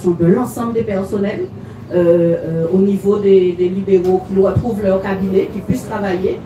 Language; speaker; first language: French; native; French